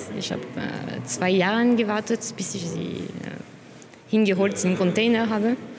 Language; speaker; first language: German; non-native, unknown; French